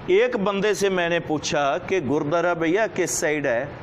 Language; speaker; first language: Hindi; non-native, local second language; Punjabi